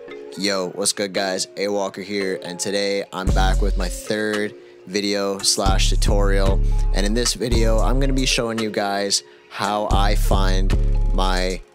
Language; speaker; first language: English; native; English